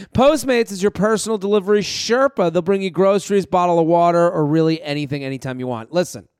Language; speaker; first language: English; native; English